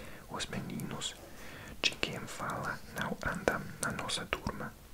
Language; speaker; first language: Portuguese; non-native, learner; English